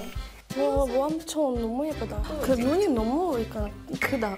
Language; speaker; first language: Korean; non-native, learner; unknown